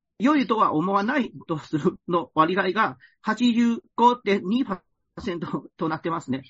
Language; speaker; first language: Japanese; non-native, fluent; Chinese